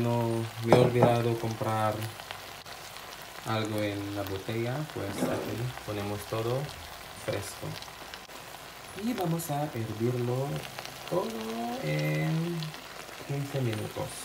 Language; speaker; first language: Spanish; non-native, fluent; Filipino